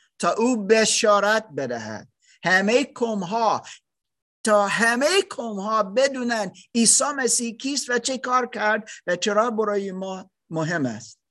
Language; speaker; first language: Persian; non-native, learner; German